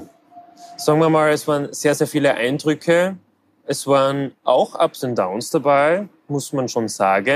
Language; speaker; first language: German; native; German